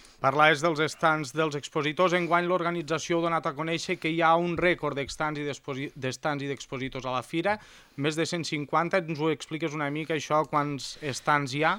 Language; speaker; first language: Catalan; native; Catalan